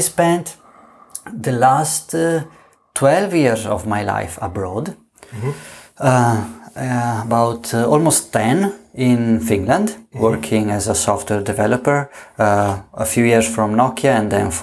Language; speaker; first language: English; non-native, fluent; Italian